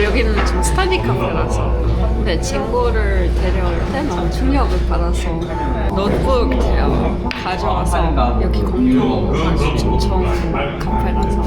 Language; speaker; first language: Korean; non-native, fluent; Ukrainian